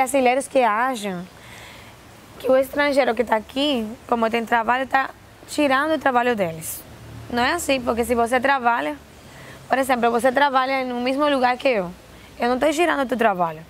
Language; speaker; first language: Portuguese; non-native, fluent; Spanish